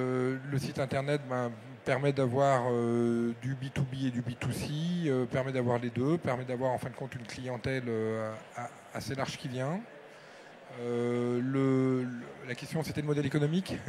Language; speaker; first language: French; native; French